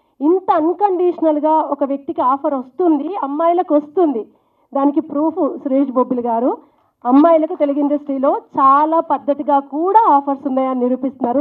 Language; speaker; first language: Telugu; native; Telugu